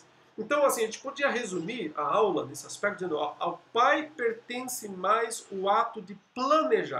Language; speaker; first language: Portuguese; native; Portuguese